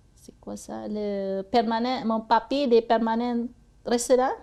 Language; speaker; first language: French; non-native, fluent; Cebuano